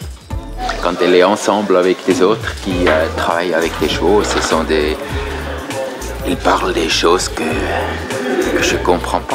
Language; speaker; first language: French; non-native, learner; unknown